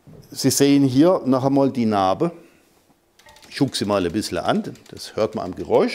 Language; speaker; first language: German; native; German